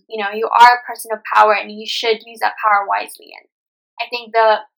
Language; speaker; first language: English; non-native, local second language; Nepali